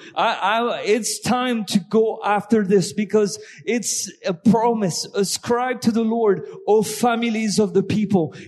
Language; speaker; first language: English; non-native, fluent; French